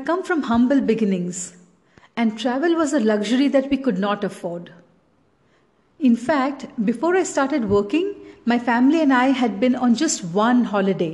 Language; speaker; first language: English; non-native, local second language; Tamil